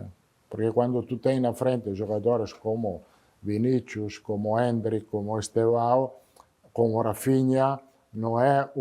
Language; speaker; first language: Portuguese; non-native, fluent; Italian